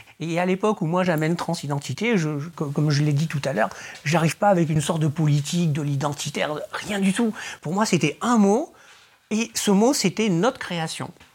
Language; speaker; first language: French; early bilingual, other home language; Spanish